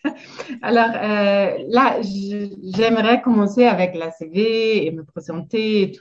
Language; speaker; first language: French; non-native, fluent; German